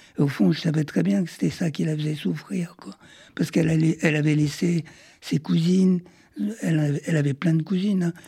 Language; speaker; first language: French; early bilingual, other home language; Arabic